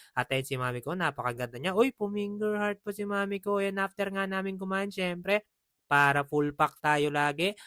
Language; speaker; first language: Filipino; non-native, local second language; Pampanga